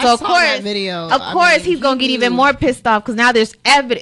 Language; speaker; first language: English; early bilingual, other home language; Spanish